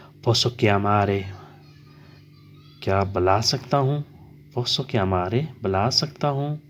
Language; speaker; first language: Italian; non-native, learner; Urdu